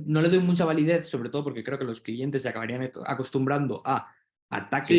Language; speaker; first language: Spanish; native; Spanish